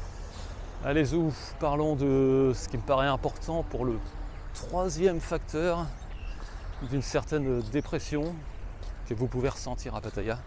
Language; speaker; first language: French; native; French